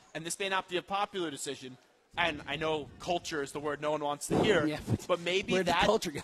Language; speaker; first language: English; native; English